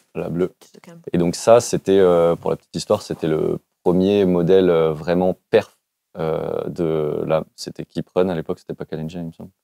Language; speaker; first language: French; native; French